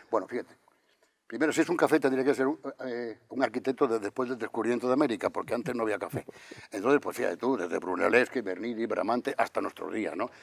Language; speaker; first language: Spanish; native; Spanish